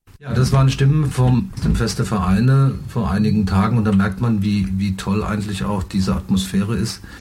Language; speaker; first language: German; native; German